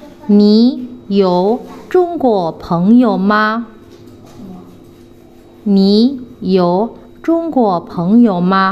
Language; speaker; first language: Chinese; non-native, fluent; Indonesian